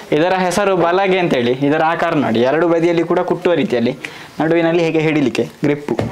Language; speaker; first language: Kannada; non-native, local second language; Tulu